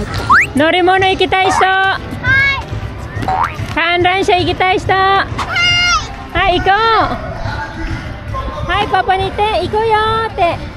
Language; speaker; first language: Japanese; non-native, fluent; Filipino